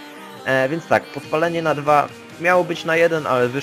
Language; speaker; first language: Polish; native; Polish